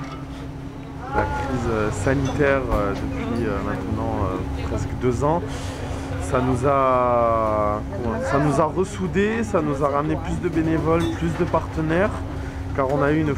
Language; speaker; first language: French; native; French